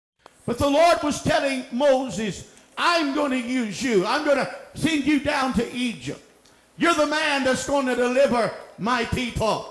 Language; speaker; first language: English; native; English